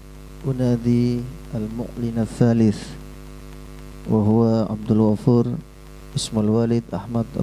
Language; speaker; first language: Arabic; non-native, fluent; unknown